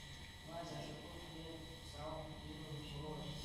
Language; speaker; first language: Arabic; non-native, learner; Indonesian